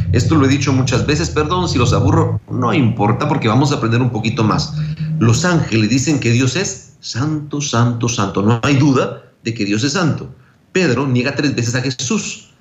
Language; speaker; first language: Spanish; native; Spanish